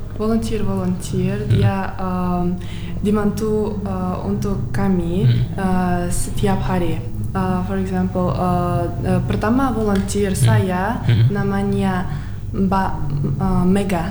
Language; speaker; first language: Indonesian; non-native, learner; Turkmen